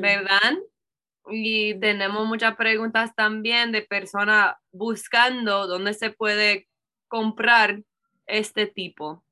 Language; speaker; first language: Spanish; non-native, learner; English